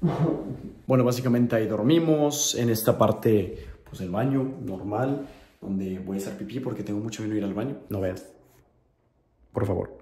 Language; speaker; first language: Spanish; native; Spanish